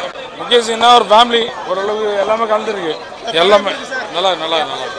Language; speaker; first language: Tamil; native; Tamil